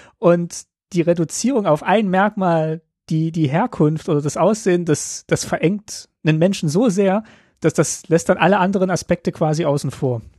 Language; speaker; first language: German; native; German